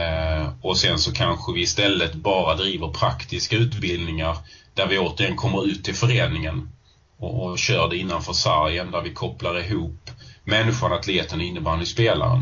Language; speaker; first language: Swedish; native; Swedish